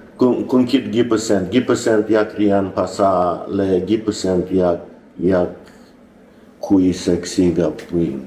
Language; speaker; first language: Thai; non-native, learner; English